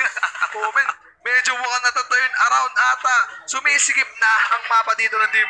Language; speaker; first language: Filipino; native; Filipino